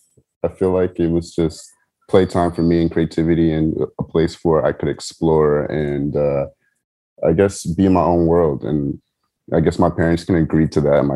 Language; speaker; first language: English; native; English